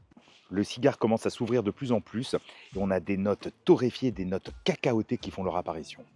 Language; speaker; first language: French; native; French